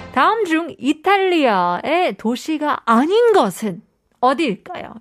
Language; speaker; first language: Korean; non-native, fluent; English